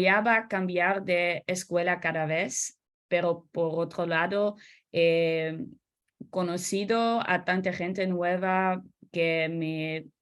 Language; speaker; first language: Spanish; non-native, learner; Dutch